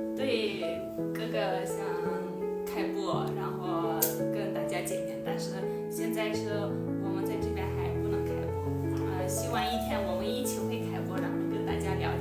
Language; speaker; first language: Chinese; non-native, fluent; Armenian